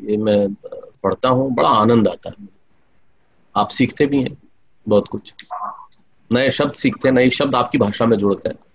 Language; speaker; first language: Hindi; native; Hindi